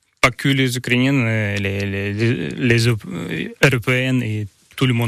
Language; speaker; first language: French; non-native, learner; Ukrainian